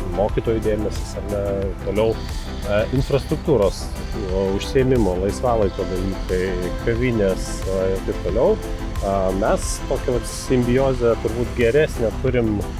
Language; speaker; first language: Lithuanian; native; Lithuanian